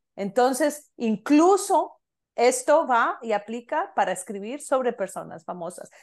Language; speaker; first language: Spanish; native; Spanish